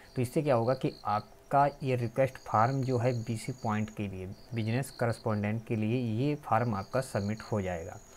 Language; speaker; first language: Hindi; native; Hindi